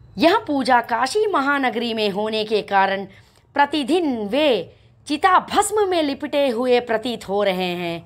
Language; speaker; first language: Hindi; non-native, local second language; Telugu